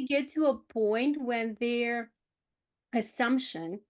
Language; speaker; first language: English; non-native, fluent; Romanian